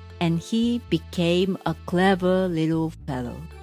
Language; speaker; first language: English; non-native, fluent; Japanese